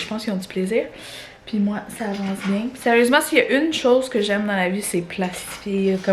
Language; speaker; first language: French; native; French